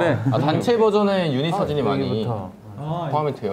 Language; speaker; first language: Korean; native; Korean